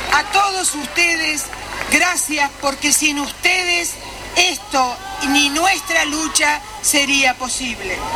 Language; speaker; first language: Spanish; native; Spanish